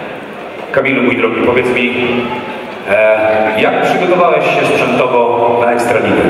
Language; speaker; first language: Polish; native; Polish